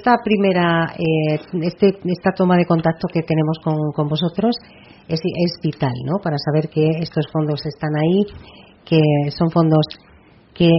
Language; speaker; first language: Spanish; native; Spanish